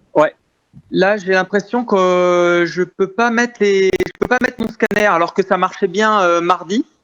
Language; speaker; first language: French; native; French